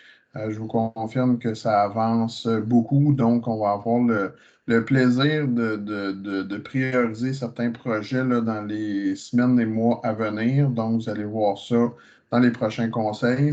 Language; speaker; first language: French; native; French